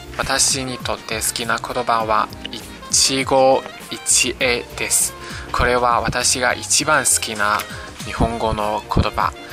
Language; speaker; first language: Japanese; non-native, fluent; Chinese